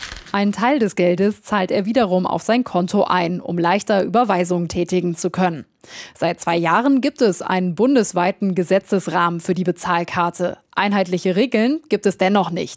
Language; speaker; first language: German; native; German